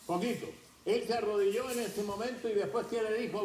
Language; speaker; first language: Spanish; native; Spanish